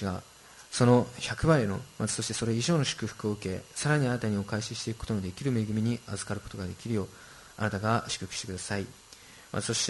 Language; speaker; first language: Japanese; native; Japanese